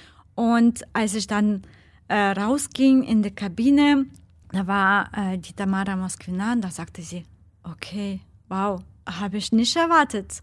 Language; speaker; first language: German; non-native, fluent; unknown